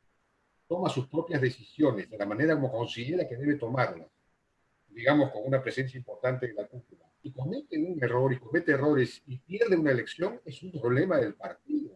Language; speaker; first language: Spanish; native; Spanish